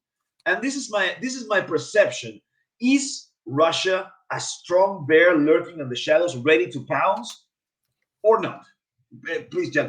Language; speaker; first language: English; non-native, fluent; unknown